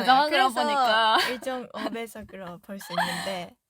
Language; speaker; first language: Korean; non-native, learner; Japanese